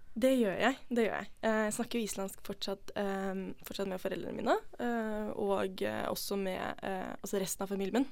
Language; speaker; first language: Norwegian; non-native, local second language; Icelandic